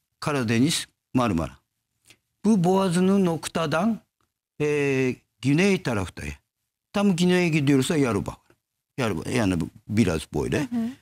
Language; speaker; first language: Turkish; non-native, learner; Japanese